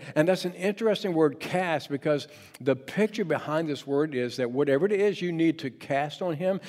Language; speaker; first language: English; native; English